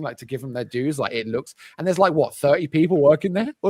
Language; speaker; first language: English; native; English